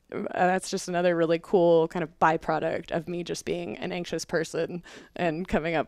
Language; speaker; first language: English; native; English